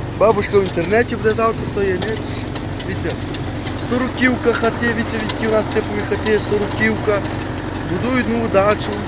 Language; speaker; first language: Ukrainian; native; Ukrainian